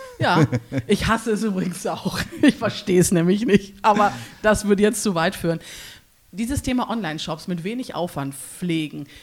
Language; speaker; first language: German; native; German